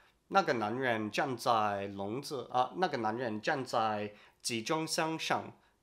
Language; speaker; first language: Chinese; non-native, learner; English